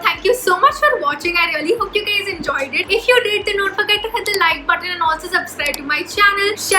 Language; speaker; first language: English; non-native, local second language; Hindi